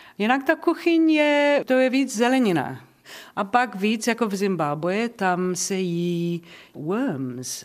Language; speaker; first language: Czech; early bilingual, heritage; Czech